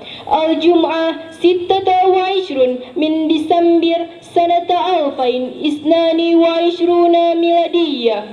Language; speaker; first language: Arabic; non-native, learner; Indonesian